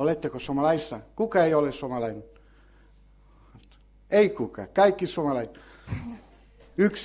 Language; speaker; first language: Finnish; non-native, learner; Italian